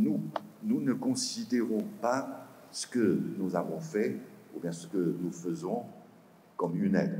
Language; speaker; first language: French; non-native, fluent; Chinese